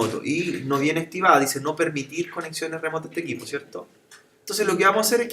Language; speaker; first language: Spanish; native; Spanish